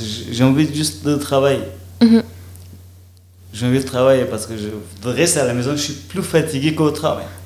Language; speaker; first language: French; non-native, learner; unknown